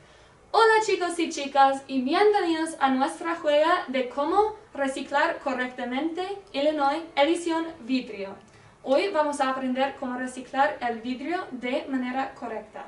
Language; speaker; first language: Spanish; non-native, learner; English